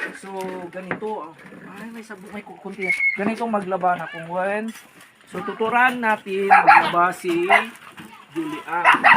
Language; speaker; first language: Filipino; non-native, local second language; Iloko